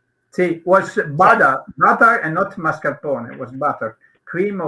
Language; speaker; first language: English; non-native, learner; Italian